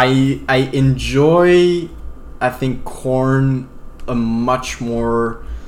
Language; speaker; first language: English; non-native, fluent; French